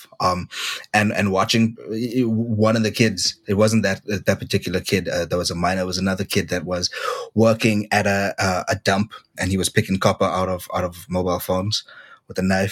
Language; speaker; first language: English; native; English